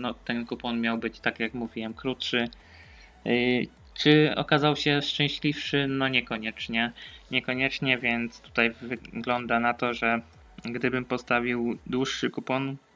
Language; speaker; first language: Polish; native; Polish